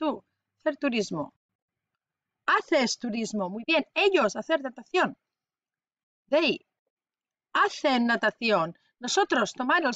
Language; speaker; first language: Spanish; non-native, fluent; English